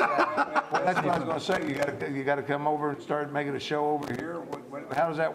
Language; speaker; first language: English; native; English